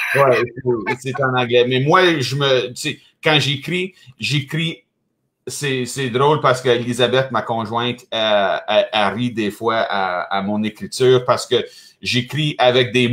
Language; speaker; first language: French; native; French